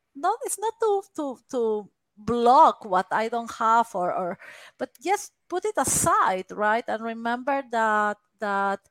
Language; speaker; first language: English; non-native, fluent; Spanish